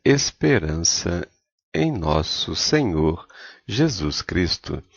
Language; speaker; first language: Portuguese; native; Portuguese